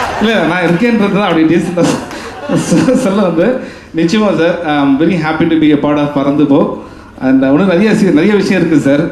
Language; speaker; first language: Tamil; native; Tamil